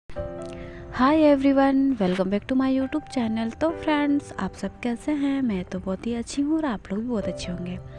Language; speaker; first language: Hindi; non-native, local second language; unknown